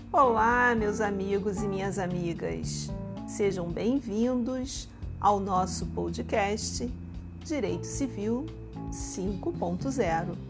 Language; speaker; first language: Portuguese; native; Portuguese